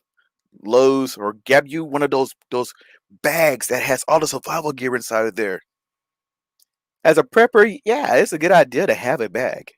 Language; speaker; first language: English; native; English